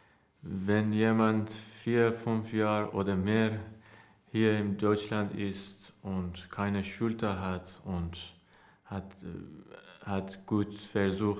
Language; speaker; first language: German; non-native, learner; Persian